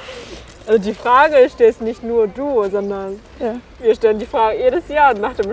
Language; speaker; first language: German; non-native, learner; Chinese